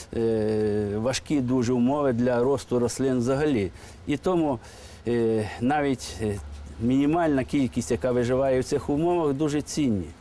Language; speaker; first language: Ukrainian; native; Ukrainian